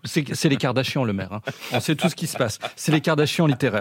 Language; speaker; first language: French; native; French